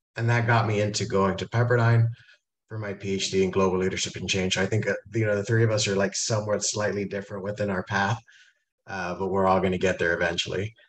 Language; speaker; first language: English; native; English